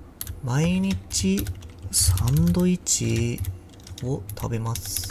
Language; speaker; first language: Japanese; non-native, learner; English